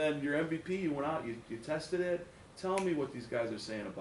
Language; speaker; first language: English; native; English